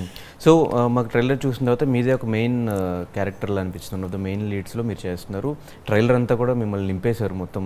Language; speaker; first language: Telugu; native; Telugu